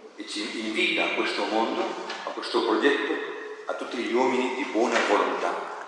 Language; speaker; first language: Italian; non-native, fluent; Spanish